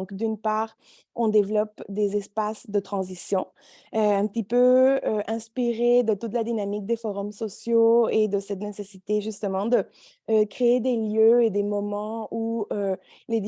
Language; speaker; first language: French; native; French